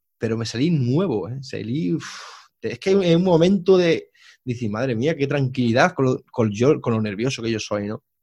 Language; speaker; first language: Spanish; native; Spanish